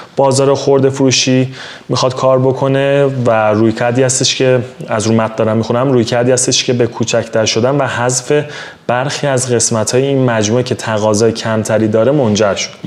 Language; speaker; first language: Persian; native; Persian